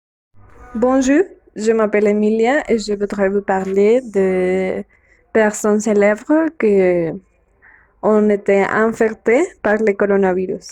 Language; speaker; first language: French; non-native, learner; Spanish